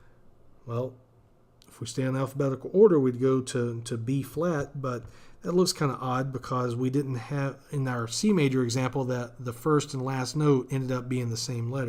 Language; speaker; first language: English; native; English